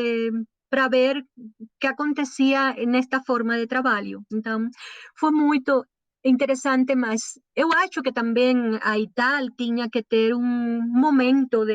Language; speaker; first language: Portuguese; non-native, learner; Spanish